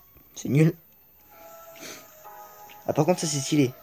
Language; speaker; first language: French; native; French